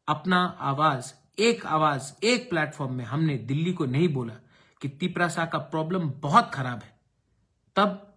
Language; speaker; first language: Hindi; non-native, local second language; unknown